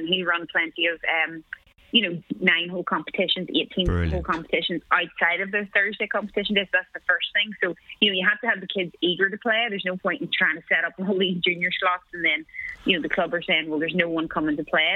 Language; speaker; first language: English; native; English